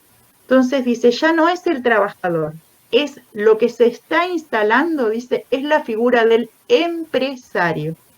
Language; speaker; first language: Spanish; native; Spanish